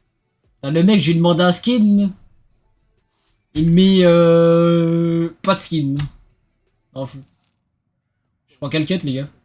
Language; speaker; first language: French; native; French